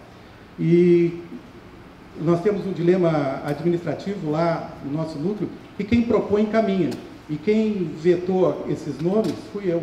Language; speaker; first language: Portuguese; native; Portuguese